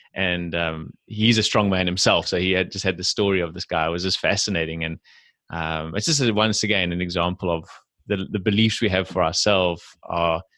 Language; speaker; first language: English; native; English